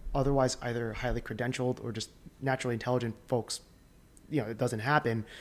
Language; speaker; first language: English; native; English